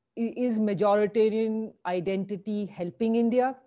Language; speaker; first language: English; non-native, local second language; Hindi